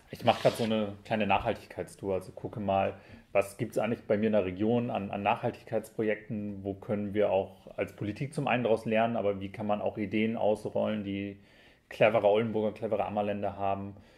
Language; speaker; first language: German; native; German